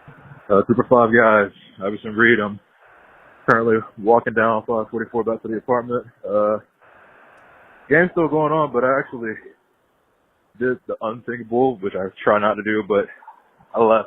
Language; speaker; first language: English; native; English